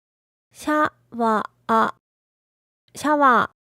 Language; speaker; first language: Japanese; native; Japanese